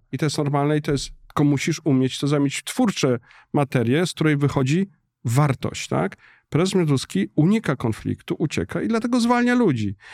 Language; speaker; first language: Polish; native; Polish